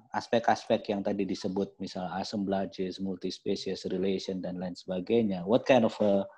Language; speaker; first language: Indonesian; native; Indonesian